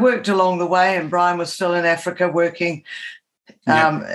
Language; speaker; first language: English; native; English